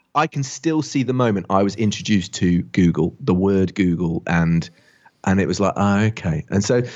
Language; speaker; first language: English; native; English